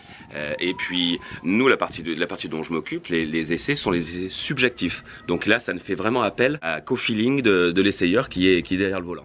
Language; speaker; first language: French; native; French